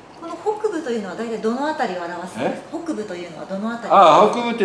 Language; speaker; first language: Japanese; native; Japanese